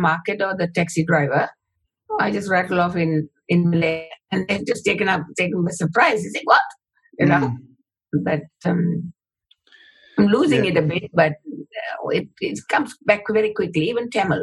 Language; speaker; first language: English; non-native, local second language; Tamil